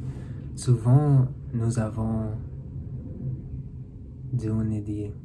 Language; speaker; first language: French; non-native, learner; English